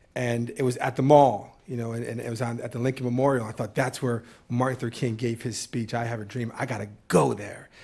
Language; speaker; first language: English; native; English